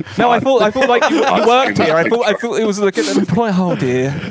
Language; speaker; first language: English; native; English